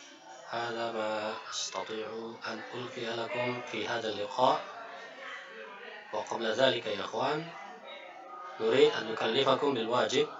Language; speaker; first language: Arabic; non-native, fluent; Indonesian